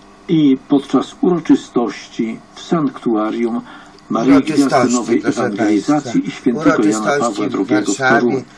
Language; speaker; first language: Polish; native; Polish